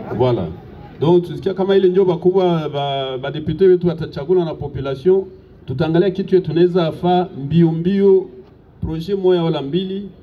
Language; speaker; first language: Swahili; native; Swahili